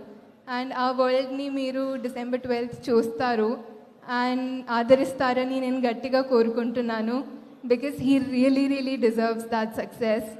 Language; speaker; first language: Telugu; non-native, fluent; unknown